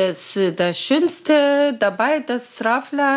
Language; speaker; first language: German; non-native, learner; Arabic